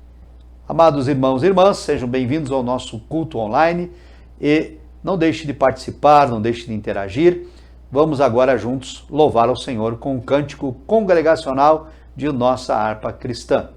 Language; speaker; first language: Portuguese; native; Portuguese